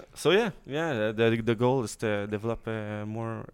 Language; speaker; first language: English; native; English